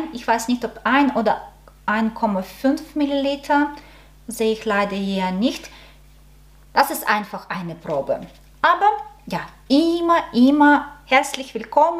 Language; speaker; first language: German; non-native, learner; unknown